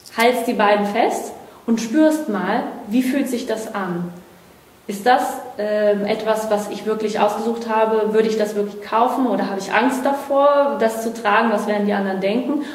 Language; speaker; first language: German; non-native, fluent; Portuguese